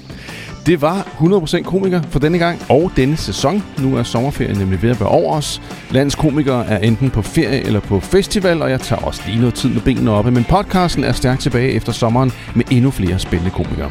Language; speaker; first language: Danish; native; Danish